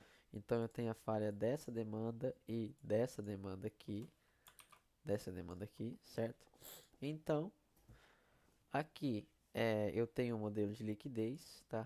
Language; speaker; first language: Portuguese; native; Portuguese